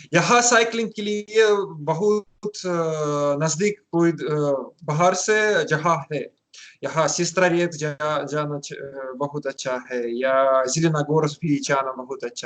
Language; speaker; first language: Hindi; non-native, learner; Russian